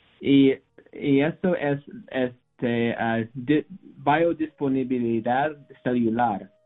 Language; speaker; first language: Spanish; non-native, learner; English